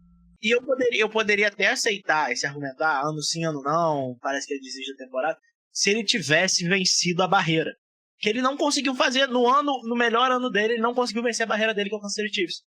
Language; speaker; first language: Portuguese; native; Portuguese